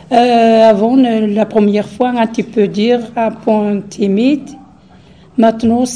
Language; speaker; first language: French; non-native, learner; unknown